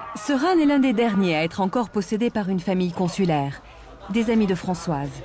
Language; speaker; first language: French; native; French